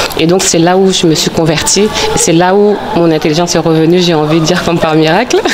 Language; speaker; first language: French; early bilingual, other home language; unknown